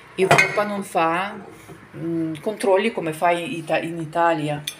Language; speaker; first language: Italian; non-native, learner; Ukrainian